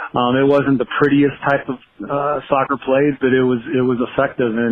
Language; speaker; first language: English; native; English